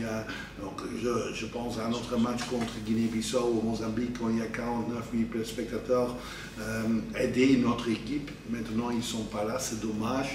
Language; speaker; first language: French; non-native, fluent; Dutch